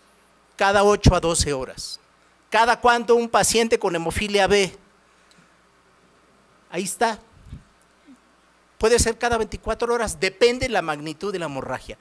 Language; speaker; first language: Spanish; native; Spanish